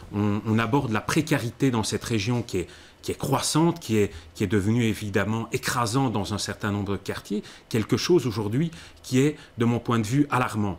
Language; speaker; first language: French; native; French